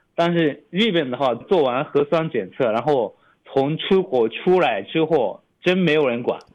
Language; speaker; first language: Chinese; non-native, fluent; Japanese